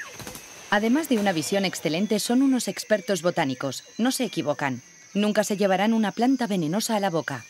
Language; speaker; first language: Spanish; native; Spanish